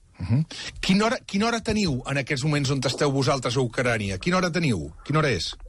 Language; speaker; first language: Catalan; native; Catalan